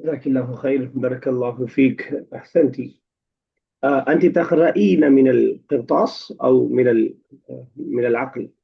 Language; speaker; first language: Arabic; non-native, fluent; Urdu